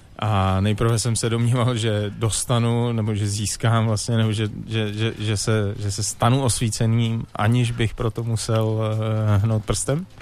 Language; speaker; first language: Czech; native; Czech